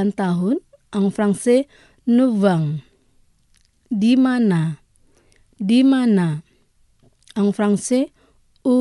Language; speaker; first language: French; non-native, fluent; Indonesian